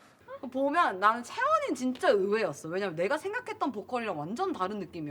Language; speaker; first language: Korean; native; Korean